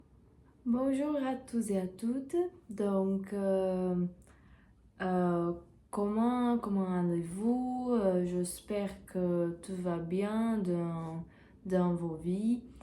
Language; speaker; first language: French; non-native, learner; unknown